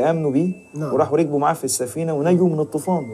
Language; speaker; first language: Arabic; native; Arabic